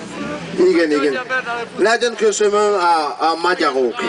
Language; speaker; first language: Hungarian; non-native, learner; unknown